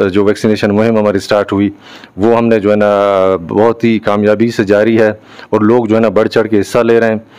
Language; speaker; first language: Urdu; non-native, local second language; Baluchi